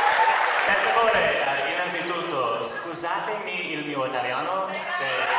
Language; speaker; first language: Italian; non-native, learner; English